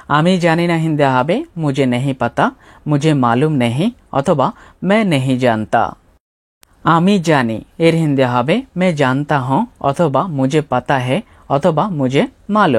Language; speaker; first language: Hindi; non-native, fluent; Bangla